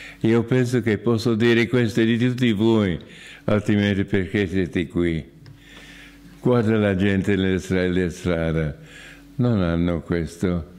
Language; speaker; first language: Italian; non-native, fluent; English